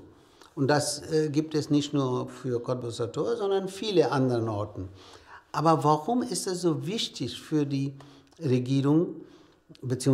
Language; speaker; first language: German; non-native, fluent; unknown